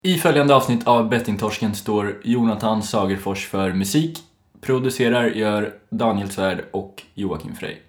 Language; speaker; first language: Swedish; native; Swedish